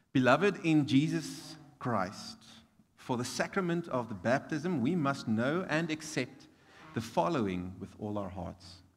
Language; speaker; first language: English; non-native, local second language; Afrikaans